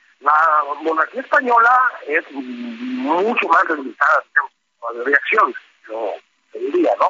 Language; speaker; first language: Spanish; native; Spanish